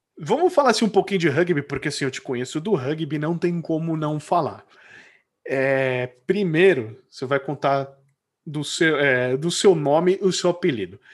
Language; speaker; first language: Portuguese; native; Portuguese